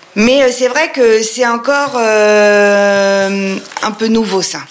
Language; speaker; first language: French; native; French